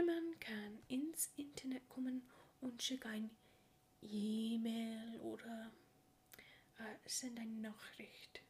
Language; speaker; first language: German; non-native, learner; English